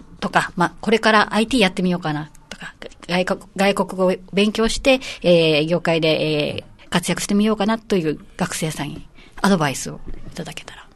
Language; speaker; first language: Japanese; native; Japanese